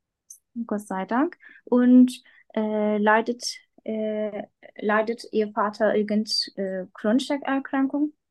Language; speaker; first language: German; non-native, learner; Turkish